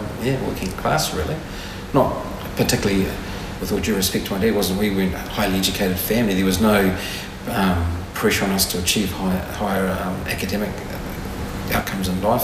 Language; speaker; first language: English; native; English